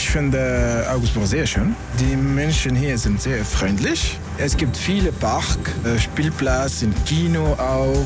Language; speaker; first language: German; non-native, learner; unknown